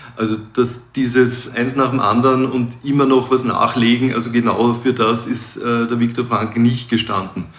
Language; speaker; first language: German; native; German